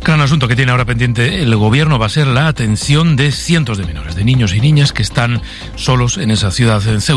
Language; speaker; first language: Spanish; native; Spanish